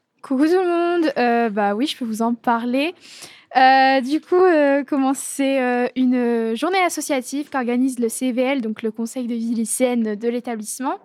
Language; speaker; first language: French; native; French